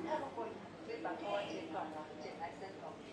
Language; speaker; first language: Chinese; native; Chinese